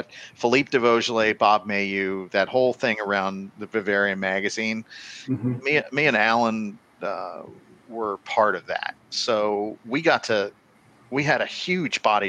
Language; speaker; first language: English; native; English